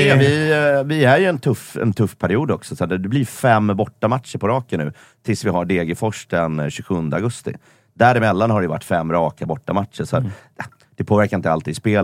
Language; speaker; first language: Swedish; native; Swedish